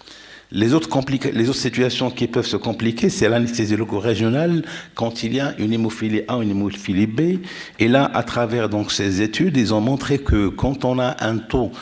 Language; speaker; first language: French; non-native, local second language; Arabic